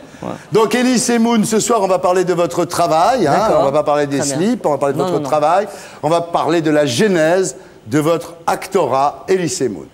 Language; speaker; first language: French; native; French